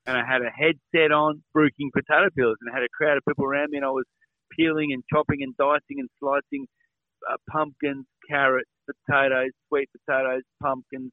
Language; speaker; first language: English; native; English